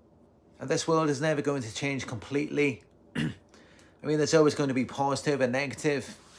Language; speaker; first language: English; native; English